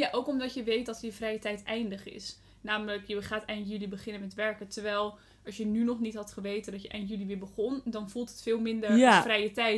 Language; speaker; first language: Dutch; native; Dutch